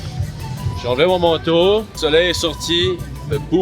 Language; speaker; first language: French; native; French